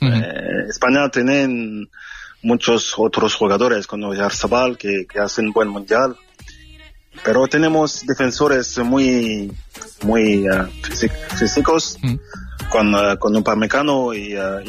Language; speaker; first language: Spanish; non-native, fluent; French